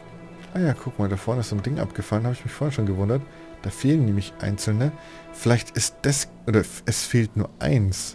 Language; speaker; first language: German; native; German